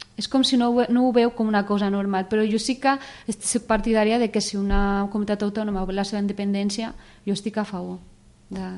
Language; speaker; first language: Catalan; early bilingual, other home language; Arabic